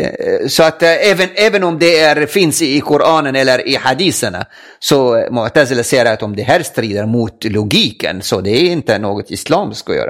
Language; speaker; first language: Swedish; non-native, fluent; Arabic